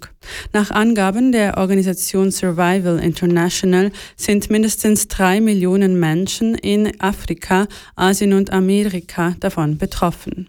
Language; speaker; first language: German; native; German